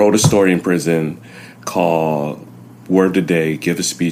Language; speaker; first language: English; early bilingual, other home language; Vietnamese